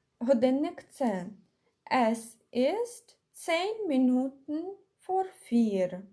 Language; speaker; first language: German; non-native, fluent; Ukrainian